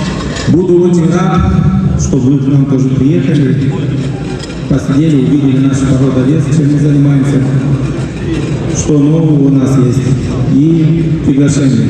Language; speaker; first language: Russian; non-native, local second language; Romanian